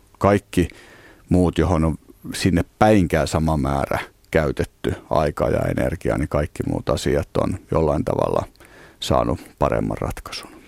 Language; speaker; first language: Finnish; native; Finnish